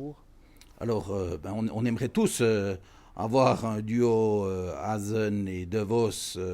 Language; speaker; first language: French; native; French